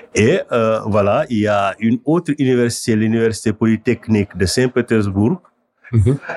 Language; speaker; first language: French; non-native, local second language; Wolof